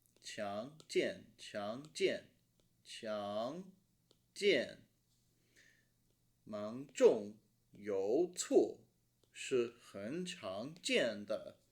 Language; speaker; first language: Chinese; non-native, learner; English